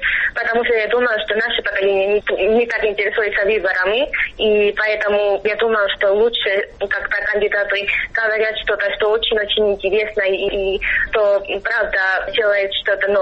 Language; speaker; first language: Russian; non-native, fluent; Georgian